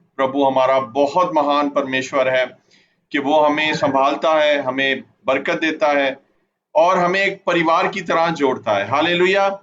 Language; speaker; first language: Urdu; non-native, local second language; Punjabi